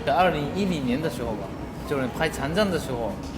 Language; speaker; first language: Chinese; non-native, fluent; Japanese